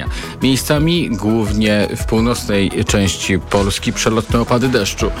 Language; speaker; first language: Polish; native; Polish